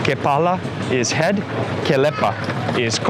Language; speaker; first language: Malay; non-native, learner; English